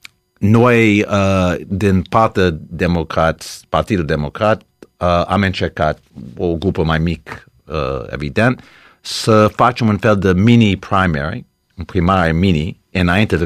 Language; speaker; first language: Romanian; early bilingual, heritage; Romanian